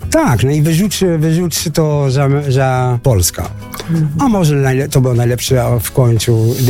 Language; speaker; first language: Polish; non-native, learner; Dutch